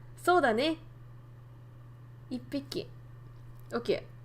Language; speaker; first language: Japanese; non-native, fluent; Vietnamese